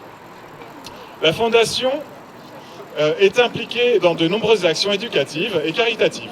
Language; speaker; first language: French; native; French